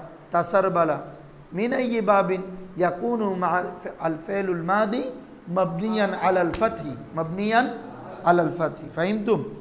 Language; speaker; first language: Arabic; non-native, fluent; Bangla